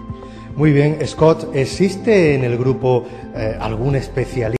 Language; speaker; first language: Spanish; native; Spanish